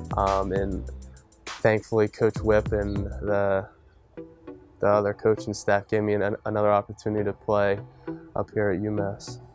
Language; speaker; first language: English; native; English